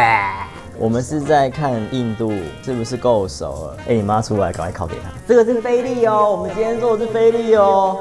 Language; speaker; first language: Chinese; native; Chinese